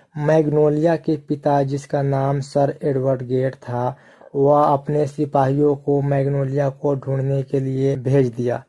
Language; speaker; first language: Hindi; native; Hindi